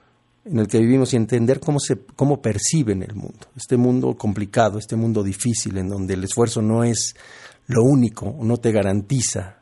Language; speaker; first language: Spanish; native; Spanish